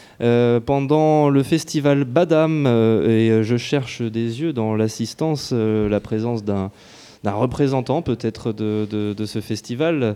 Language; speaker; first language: French; native; French